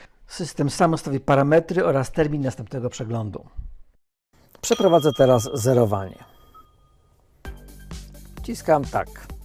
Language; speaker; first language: Polish; native; Polish